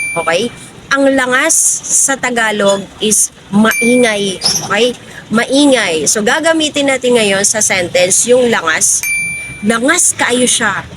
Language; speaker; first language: Filipino; non-native, local second language; Cebuano